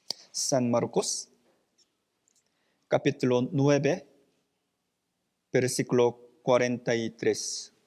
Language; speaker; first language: Spanish; non-native, fluent; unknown